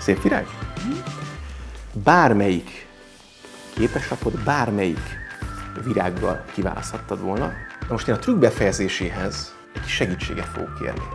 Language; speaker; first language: Hungarian; native; Hungarian